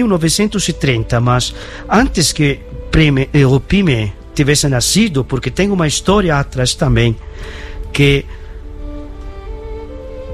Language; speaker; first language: Portuguese; non-native, fluent; Bangla